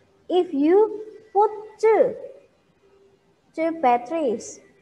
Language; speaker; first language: English; non-native, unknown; Indonesian